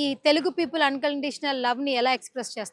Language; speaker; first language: Telugu; native; Telugu